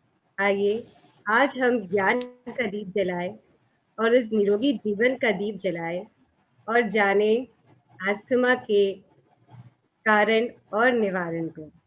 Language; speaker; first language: Hindi; native; Hindi